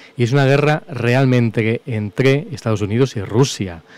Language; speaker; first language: Spanish; native; Spanish